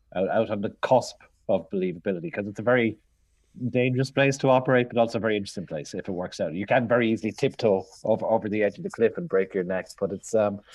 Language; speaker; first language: English; native; English